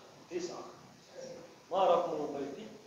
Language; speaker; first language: Arabic; non-native, learner; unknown